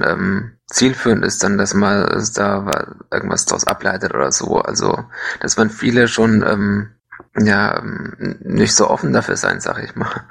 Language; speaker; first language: German; native; German